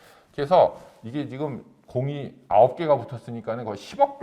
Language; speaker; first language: Korean; native; Korean